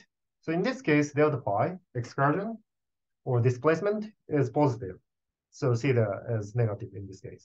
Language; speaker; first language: English; non-native, fluent; Japanese